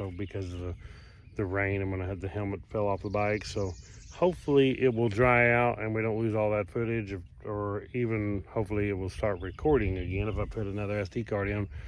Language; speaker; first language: English; native; English